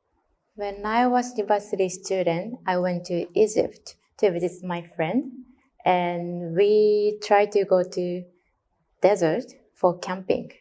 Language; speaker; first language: English; non-native, learner; Japanese